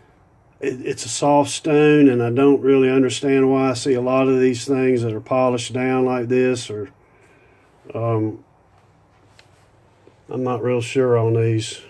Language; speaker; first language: English; native; English